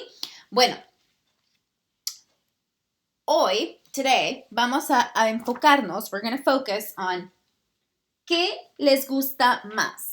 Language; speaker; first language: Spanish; early bilingual, heritage; Spanish